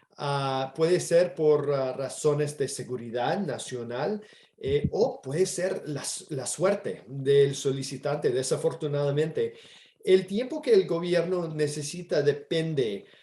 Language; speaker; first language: Spanish; non-native, fluent; English